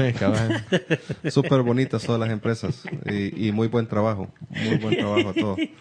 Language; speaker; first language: Spanish; native; Spanish